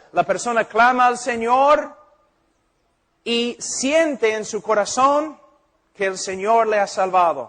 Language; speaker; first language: Spanish; non-native, fluent; English